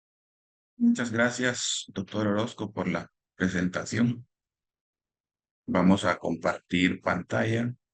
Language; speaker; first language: Spanish; native; Spanish